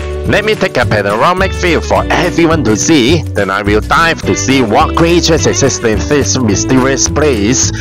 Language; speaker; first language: English; non-native, local second language; Cantonese